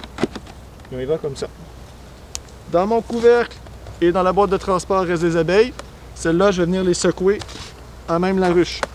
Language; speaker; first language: French; native; French